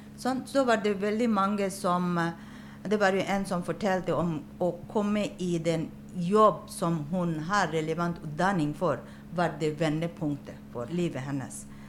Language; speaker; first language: Norwegian; non-native, fluent; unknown